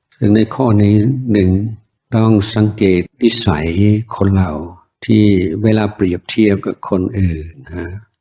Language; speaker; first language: Thai; non-native, fluent; English